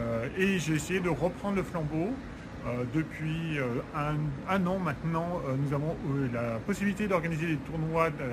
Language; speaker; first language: French; native; French